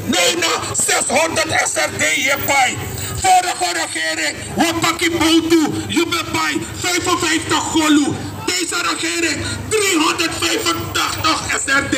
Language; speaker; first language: Dutch; non-native, local second language; Sranan Tongo